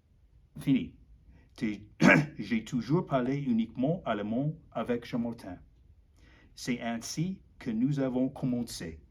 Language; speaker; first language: French; non-native, learner; English